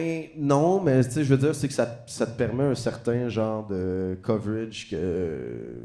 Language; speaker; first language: French; native; French